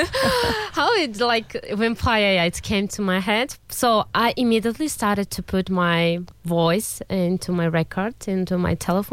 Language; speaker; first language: English; non-native, learner; Kazakh